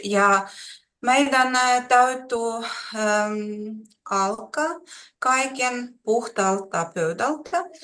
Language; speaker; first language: Finnish; non-native, learner; Russian